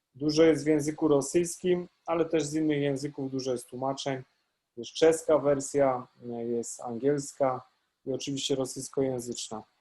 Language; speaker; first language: Polish; native; Polish